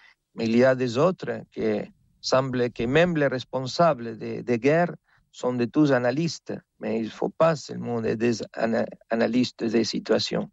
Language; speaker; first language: French; non-native, fluent; Spanish